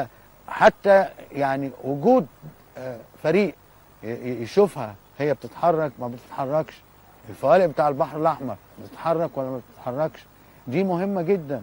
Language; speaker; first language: Arabic; native; Arabic